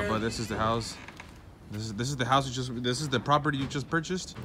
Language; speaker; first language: English; early bilingual, other home language; Spanish